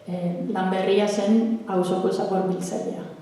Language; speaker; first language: Basque; non-native, fluent; Italian